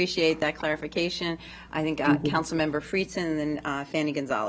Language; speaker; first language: English; native; English